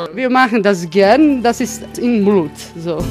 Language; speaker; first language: German; non-native, learner; Croatian